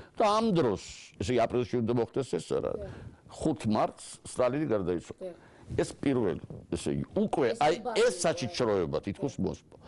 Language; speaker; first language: Georgian; native; Georgian